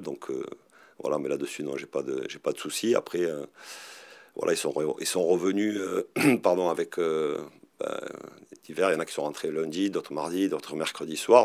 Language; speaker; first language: French; native; French